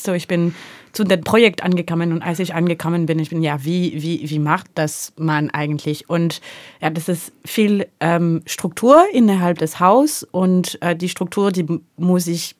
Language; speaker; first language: German; non-native, learner; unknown